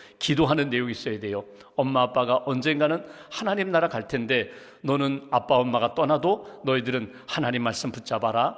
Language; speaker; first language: Korean; native; Korean